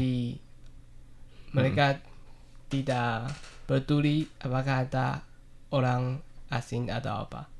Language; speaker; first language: Indonesian; non-native, learner; Chinese